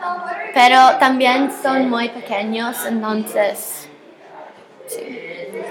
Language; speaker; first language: Spanish; non-native, learner; English